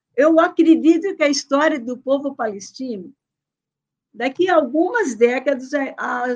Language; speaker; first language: Portuguese; early bilingual, other home language; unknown